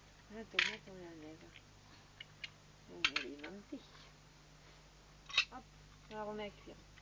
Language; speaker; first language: French; native; French